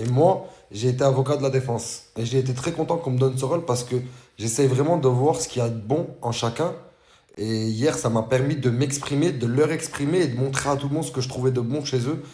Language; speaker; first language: French; native; French